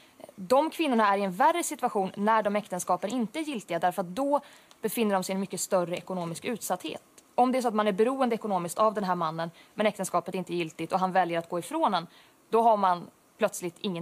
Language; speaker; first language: Swedish; native; Swedish